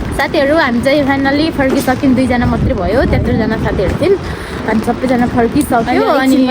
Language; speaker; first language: Nepali; native; Nepali